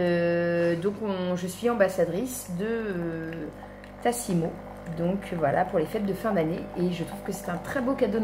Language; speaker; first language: French; native; French